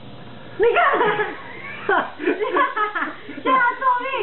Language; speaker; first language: Chinese; native; Chinese